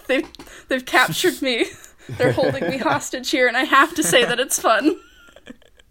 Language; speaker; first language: English; native; English